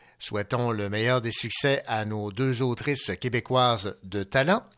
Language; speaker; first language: French; native; French